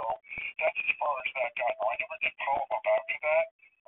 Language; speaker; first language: English; native; English